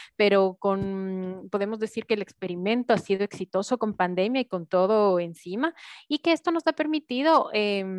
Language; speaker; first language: Spanish; native; Spanish